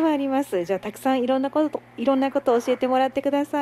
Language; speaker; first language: Japanese; native; Japanese